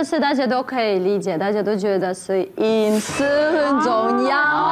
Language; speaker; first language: Chinese; non-native, fluent; Russian